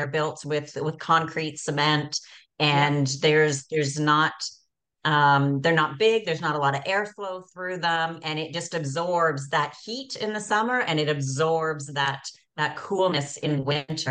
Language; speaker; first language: English; native; English